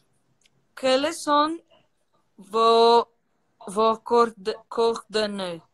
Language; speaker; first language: French; non-native, learner; Portuguese